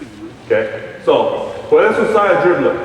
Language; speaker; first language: Spanish; early bilingual, heritage; Spanish